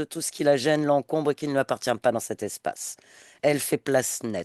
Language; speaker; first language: French; native; French